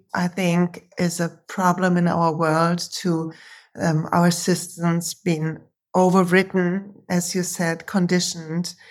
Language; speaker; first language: English; non-native, fluent; German